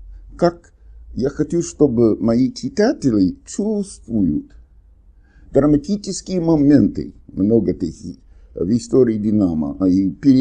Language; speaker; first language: Russian; non-native, fluent; English